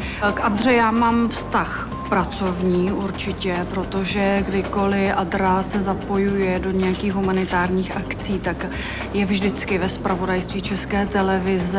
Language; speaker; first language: Czech; native; Czech